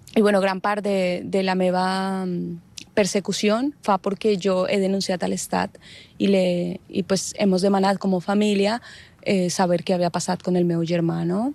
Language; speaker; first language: Catalan; non-native, learner; Spanish